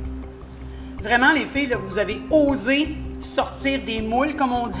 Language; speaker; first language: French; native; French